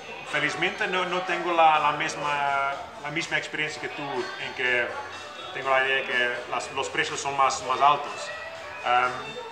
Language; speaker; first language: Spanish; non-native, fluent; Dutch